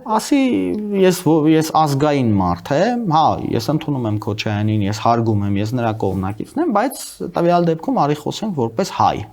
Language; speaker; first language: Armenian; native; Armenian